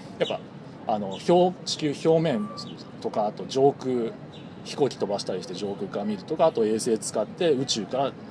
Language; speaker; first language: Japanese; native; Japanese